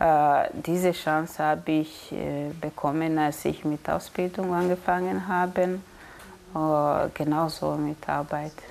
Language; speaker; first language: German; non-native, fluent; Kinyarwanda